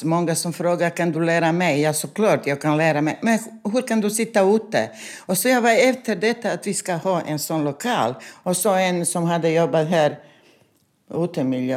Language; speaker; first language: Swedish; non-native, fluent; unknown